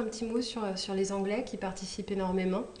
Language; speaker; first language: French; native; French